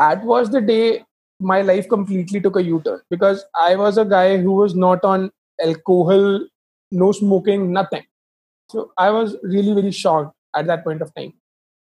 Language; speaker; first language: English; non-native, local second language; Hindi